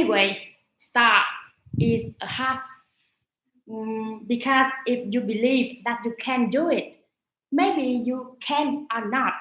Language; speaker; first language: English; non-native, learner; Vietnamese